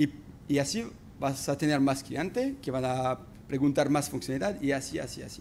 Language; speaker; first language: Spanish; non-native, fluent; French